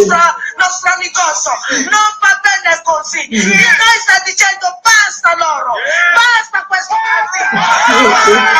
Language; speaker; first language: Italian; non-native, learner; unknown